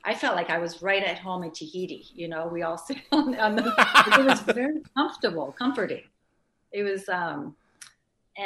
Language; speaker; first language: English; early bilingual, other home language; French